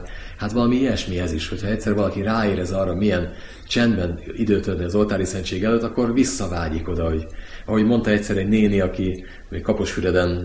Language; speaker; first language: Hungarian; native; Hungarian